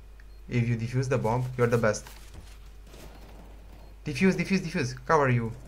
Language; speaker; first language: English; non-native, learner; Romanian